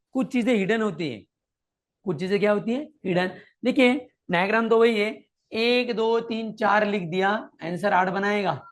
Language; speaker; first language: Hindi; non-native, local second language; Marathi